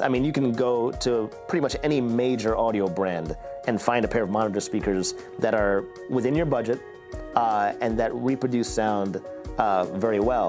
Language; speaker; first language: English; native; English